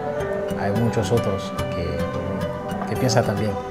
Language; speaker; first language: Spanish; non-native, fluent; Haitian Creole